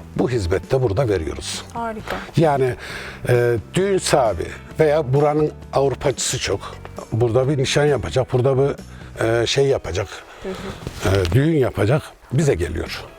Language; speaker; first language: Turkish; native; Turkish